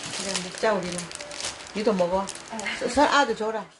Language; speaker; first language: Korean; native; Korean